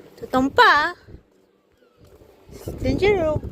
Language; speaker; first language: French; non-native, learner; Filipino